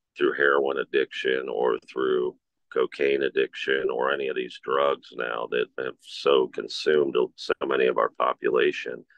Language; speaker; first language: English; native; English